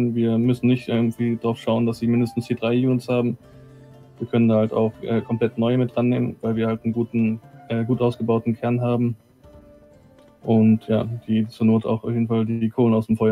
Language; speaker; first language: German; native; German